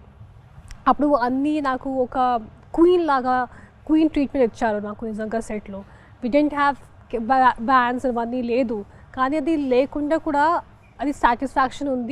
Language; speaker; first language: Telugu; non-native, local second language; Hindi